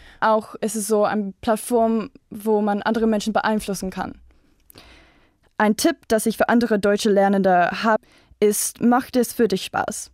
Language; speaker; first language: German; non-native, fluent; English